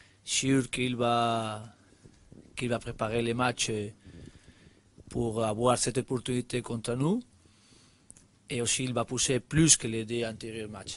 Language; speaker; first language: French; non-native, learner; Spanish